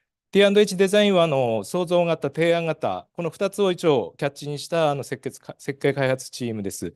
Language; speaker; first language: Japanese; native; Japanese